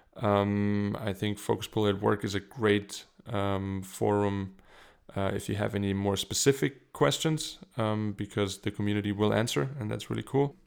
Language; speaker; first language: English; non-native, fluent; German